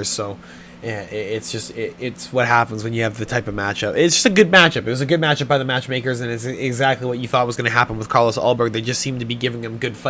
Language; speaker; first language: English; native; English